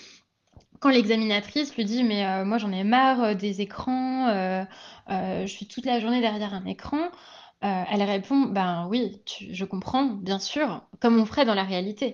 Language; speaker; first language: French; native; French